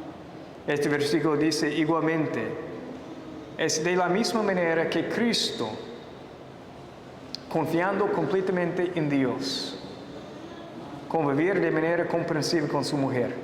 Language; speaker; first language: Spanish; non-native, fluent; English